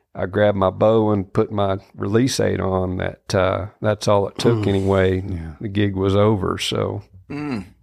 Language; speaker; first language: English; native; English